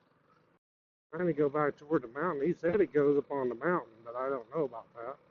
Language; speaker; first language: English; native; English